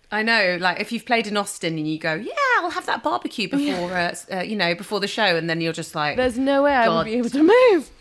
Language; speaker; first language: English; early bilingual, other home language; Albanian